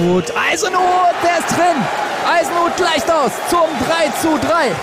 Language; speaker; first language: German; native; German